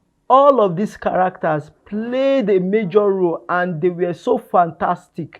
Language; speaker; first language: English; non-native, local second language; Yoruba